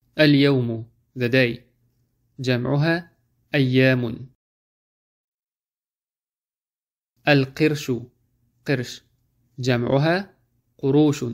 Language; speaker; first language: Arabic; non-native, fluent; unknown